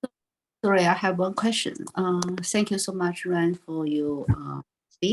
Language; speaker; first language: English; non-native, learner; Chinese